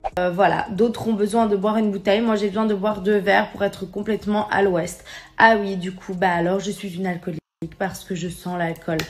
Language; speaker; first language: French; native; French